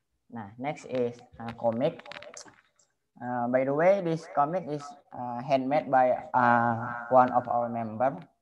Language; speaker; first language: English; non-native, learner; Indonesian